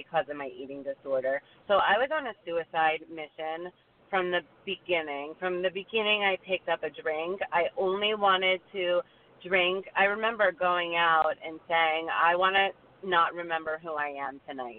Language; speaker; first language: English; native; English